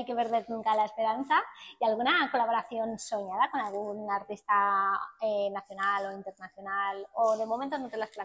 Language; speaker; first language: Spanish; native; Spanish